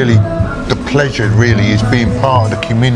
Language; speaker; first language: English; native; English